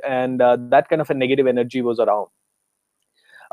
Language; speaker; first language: English; non-native, local second language; Hindi